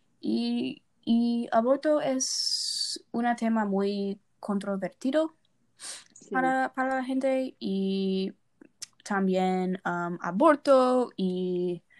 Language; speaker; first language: Spanish; non-native, learner; English